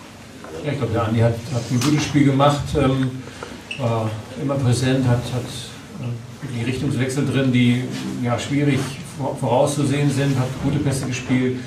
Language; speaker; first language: German; native; German